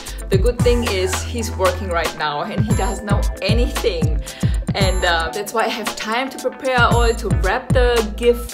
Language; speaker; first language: English; non-native, fluent; German